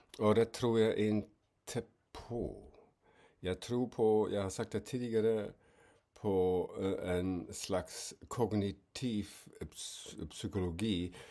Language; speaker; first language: Swedish; non-native, fluent; German